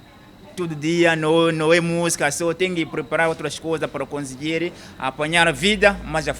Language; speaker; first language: Portuguese; non-native, learner; Kinyarwanda